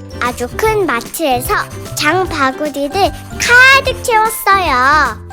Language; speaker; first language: Korean; early bilingual, heritage; Korean